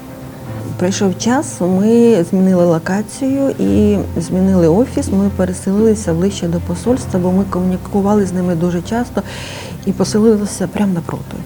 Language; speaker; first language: Ukrainian; native; Ukrainian